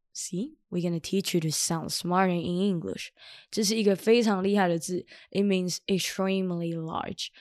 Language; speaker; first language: English; non-native, fluent; Chinese